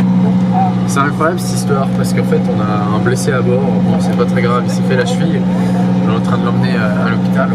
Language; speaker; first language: French; native; French